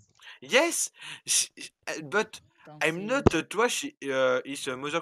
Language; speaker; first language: English; non-native, learner; French